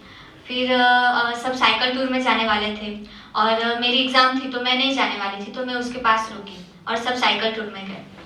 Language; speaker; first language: Hindi; native; Hindi